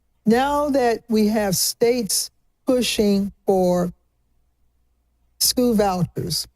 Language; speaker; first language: English; native; English